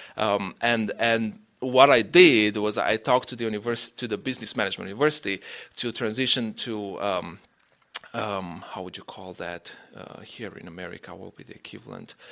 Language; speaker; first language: English; non-native, fluent; Romanian